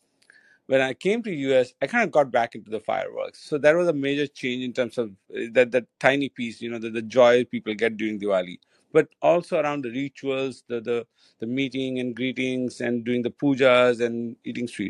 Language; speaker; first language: English; non-native, local second language; Hindi